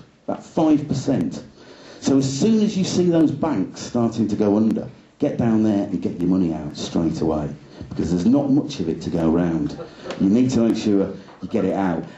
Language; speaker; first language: English; native; English